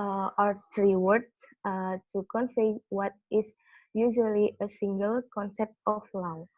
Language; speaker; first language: English; non-native, learner; Indonesian